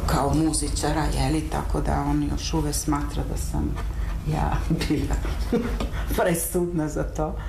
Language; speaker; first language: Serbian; non-native, fluent; Italian